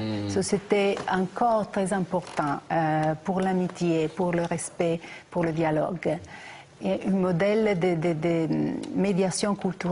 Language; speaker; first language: French; non-native, fluent; Italian